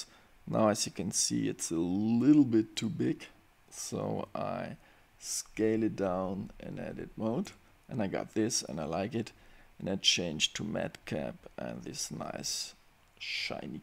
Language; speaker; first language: English; non-native, fluent; German